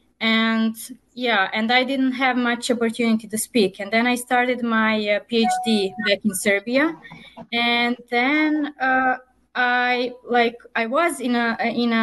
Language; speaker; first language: English; non-native, fluent; Serbian